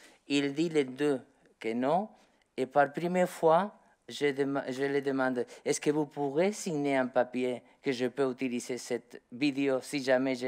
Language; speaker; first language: French; non-native, learner; Spanish